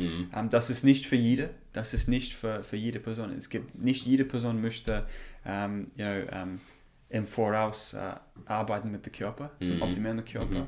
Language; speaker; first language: German; non-native, learner; English